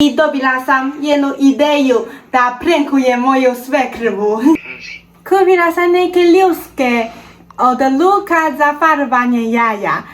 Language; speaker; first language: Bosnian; non-native, learner; Chinese